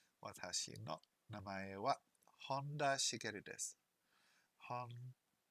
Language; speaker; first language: Japanese; non-native, learner; English